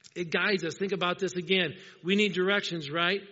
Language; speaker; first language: English; native; English